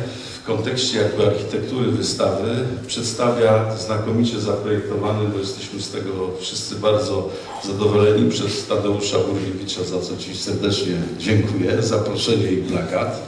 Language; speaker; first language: Polish; native; Polish